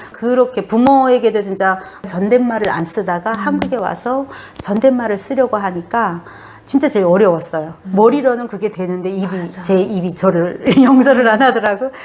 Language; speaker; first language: Korean; native; Korean